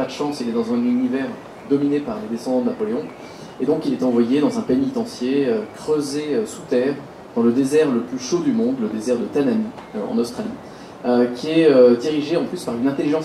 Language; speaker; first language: French; native; French